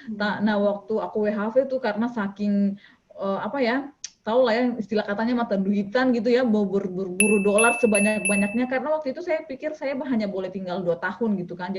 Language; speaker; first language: Indonesian; native; Indonesian